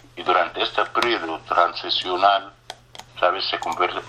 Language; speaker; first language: Spanish; non-native, fluent; Arabic